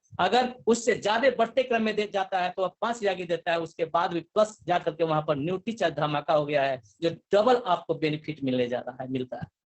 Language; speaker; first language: Hindi; native; Hindi